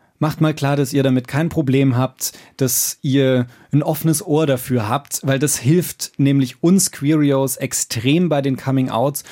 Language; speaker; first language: German; native; German